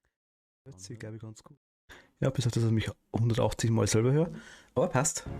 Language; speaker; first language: German; native; German